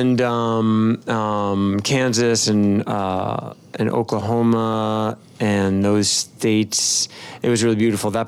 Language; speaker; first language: English; native; English